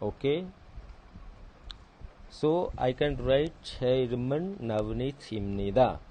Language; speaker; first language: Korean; non-native, fluent; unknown